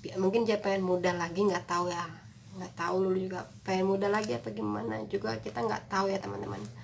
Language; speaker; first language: Indonesian; non-native, local second language; Sundanese